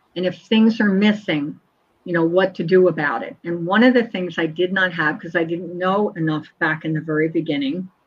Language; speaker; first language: English; native; English